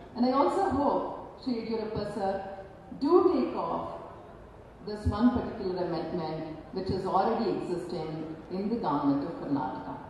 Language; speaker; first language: English; non-native, local second language; Kannada